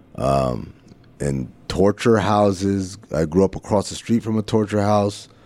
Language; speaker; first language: English; early bilingual, other home language; Arabic